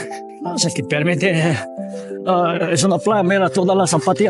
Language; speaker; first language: Spanish; non-native, fluent; Arabic